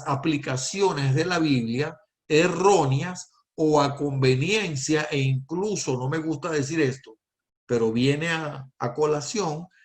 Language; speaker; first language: Spanish; native; Spanish